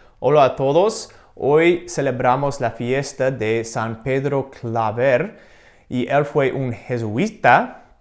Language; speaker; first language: Spanish; non-native, fluent; English